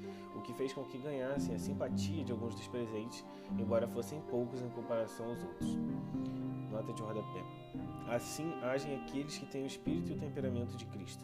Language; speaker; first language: Portuguese; native; Portuguese